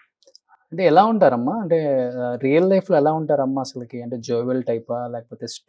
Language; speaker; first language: Telugu; native; Telugu